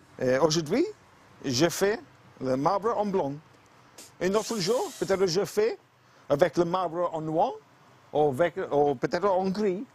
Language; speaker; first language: French; non-native, learner; English